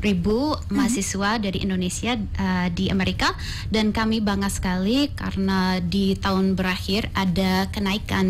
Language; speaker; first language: Indonesian; non-native, fluent; English